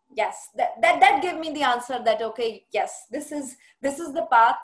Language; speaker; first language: English; non-native, local second language; Punjabi